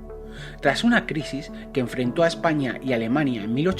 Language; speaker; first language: Spanish; native; Spanish